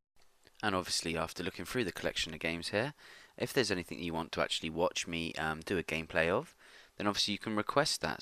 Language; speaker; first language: English; native; English